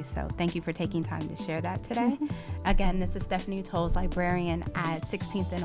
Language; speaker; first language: English; native; English